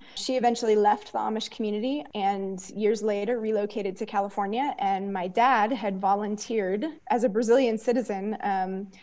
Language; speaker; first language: English; native; English